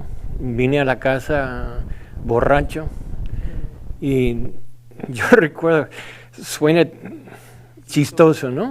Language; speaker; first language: Spanish; non-native, fluent; English